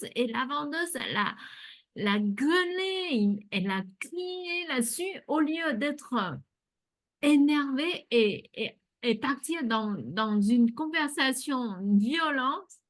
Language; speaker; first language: French; non-native, fluent; Vietnamese